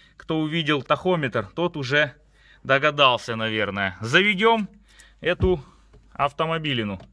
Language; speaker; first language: Russian; native; Russian